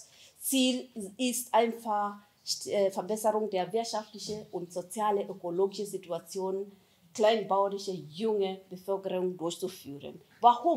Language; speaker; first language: German; non-native, fluent; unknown